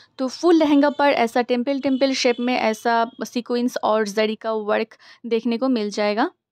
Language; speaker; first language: Hindi; non-native, local second language; Bangla